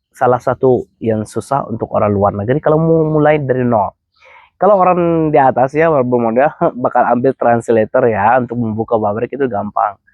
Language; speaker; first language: Indonesian; non-native, fluent; Arabic